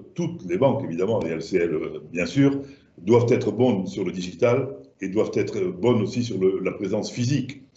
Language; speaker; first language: French; native; French